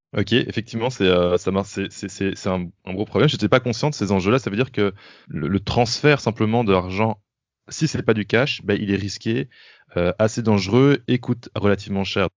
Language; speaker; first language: French; native; French